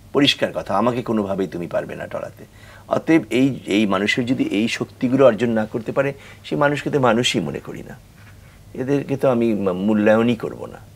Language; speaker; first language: Bangla; native; Bangla